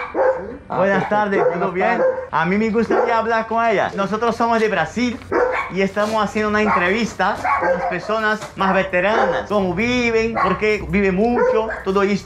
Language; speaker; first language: Spanish; non-native, learner; Portuguese